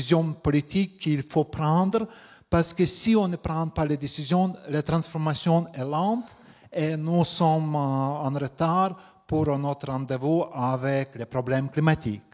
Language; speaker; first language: French; non-native, fluent; Latvian